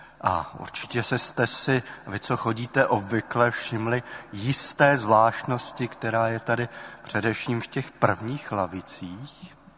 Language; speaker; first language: Czech; native; Czech